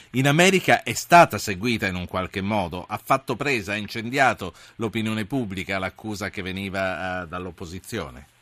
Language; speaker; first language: Italian; native; Italian